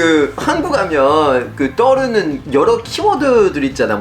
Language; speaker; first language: Korean; non-native, fluent; French